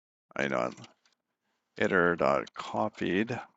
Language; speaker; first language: English; native; English